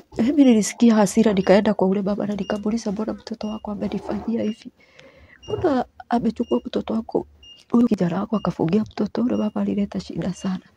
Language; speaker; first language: Swahili; non-native, local second language; Kikuyu